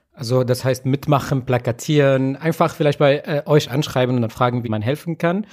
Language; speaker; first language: German; native; German